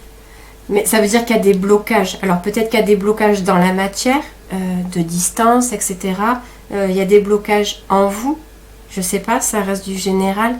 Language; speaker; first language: French; native; French